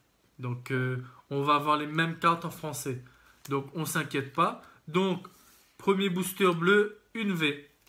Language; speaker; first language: French; native; French